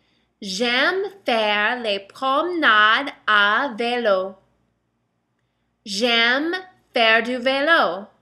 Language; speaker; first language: French; non-native, fluent; English